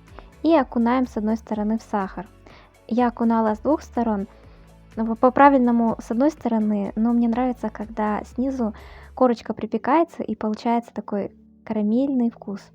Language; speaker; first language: Russian; native; Russian